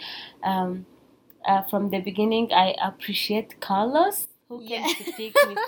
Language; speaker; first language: English; non-native, local second language; Kinyarwanda